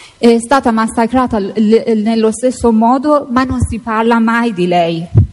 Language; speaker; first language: Italian; non-native, fluent; Persian